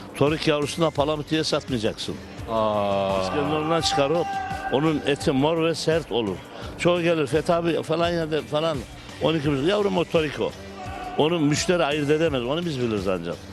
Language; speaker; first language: Turkish; native; Turkish